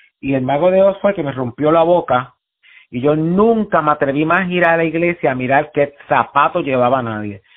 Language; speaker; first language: Spanish; native; Spanish